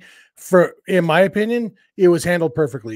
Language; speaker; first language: English; native; English